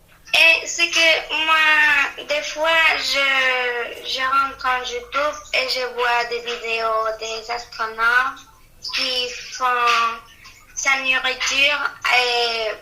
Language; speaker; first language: French; non-native, learner; Spanish